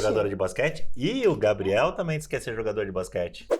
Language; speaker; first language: Portuguese; native; Portuguese